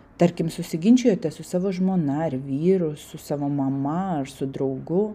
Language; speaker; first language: Lithuanian; non-native, local second language; Russian